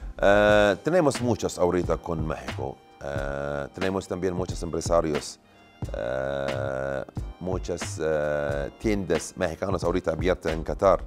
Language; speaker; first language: Spanish; non-native, learner; Arabic